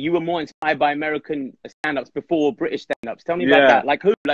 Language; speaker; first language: English; native; English